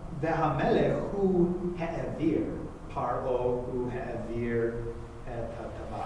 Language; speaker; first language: Hebrew; non-native, fluent; English